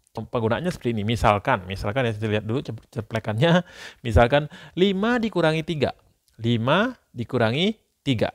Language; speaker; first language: Indonesian; native; Indonesian